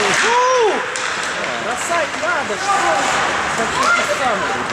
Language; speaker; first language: Russian; native; Russian